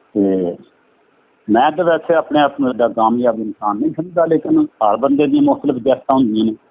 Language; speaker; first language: Urdu; non-native, local second language; Punjabi